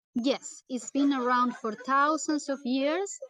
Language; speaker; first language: English; non-native, fluent; Portuguese